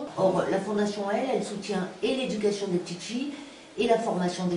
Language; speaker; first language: French; native; French